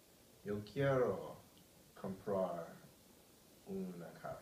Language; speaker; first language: Spanish; non-native, learner; English